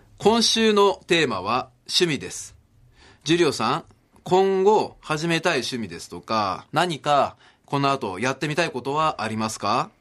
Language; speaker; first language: Japanese; native; Japanese